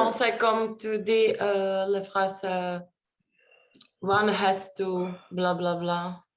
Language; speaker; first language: French; non-native, learner; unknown